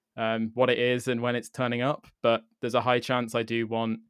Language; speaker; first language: English; native; English